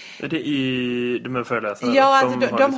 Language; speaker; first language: Swedish; native; Swedish